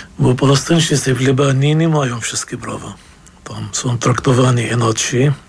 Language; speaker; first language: Polish; non-native, fluent; Arabic